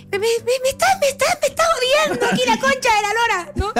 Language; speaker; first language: Spanish; native; Spanish